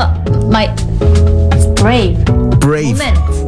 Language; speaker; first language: English; non-native, learner; Indonesian